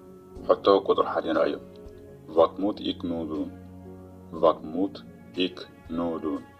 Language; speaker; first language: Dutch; non-native, learner; Tigrinya